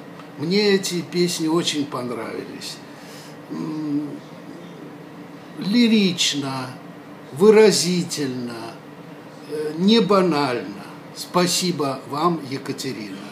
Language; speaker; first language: Russian; native; Russian